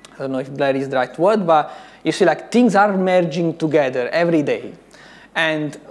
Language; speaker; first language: English; non-native, fluent; Italian